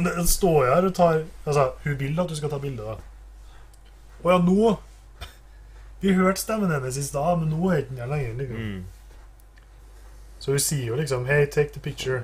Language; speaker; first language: Norwegian; native; Norwegian